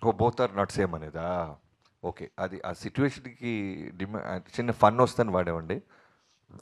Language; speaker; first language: Telugu; native; Telugu